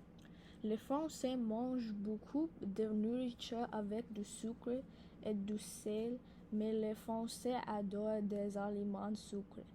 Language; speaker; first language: French; non-native, learner; English